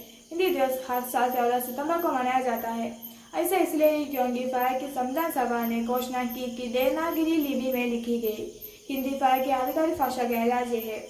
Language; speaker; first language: Hindi; non-native, local second language; Malayalam